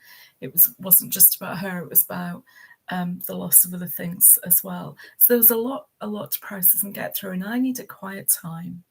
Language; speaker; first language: English; native; English